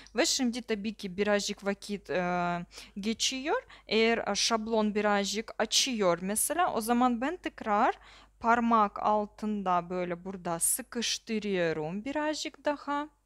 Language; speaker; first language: Turkish; non-native, learner; Russian